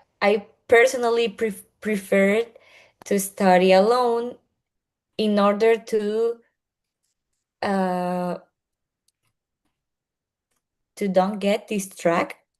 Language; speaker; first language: English; non-native, learner; Spanish